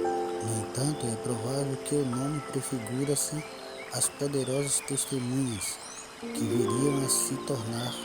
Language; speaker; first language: Portuguese; native; Portuguese